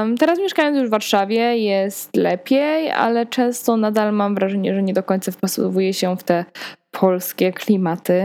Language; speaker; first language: Polish; early bilingual, heritage; Polish